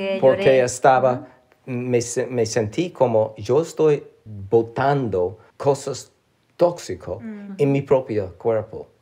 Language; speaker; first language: Spanish; non-native, learner; English